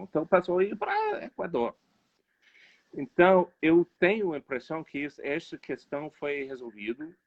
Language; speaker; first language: Portuguese; non-native, fluent; English